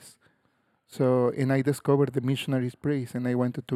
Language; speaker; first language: English; non-native, learner; Spanish